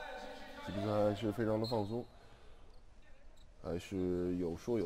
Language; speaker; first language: Chinese; native; Chinese